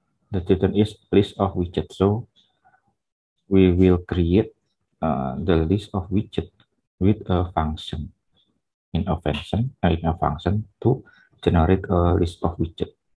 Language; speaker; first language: English; non-native, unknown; Indonesian